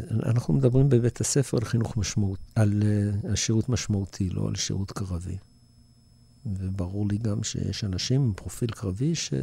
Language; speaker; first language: Hebrew; early bilingual, other home language; English